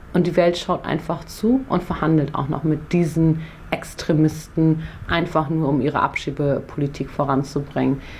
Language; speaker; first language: German; native; German